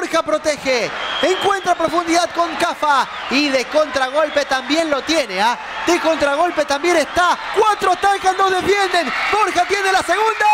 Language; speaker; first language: Spanish; native; Spanish